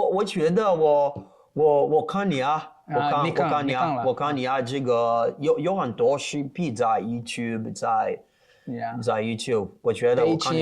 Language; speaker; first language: Chinese; non-native, learner; Portuguese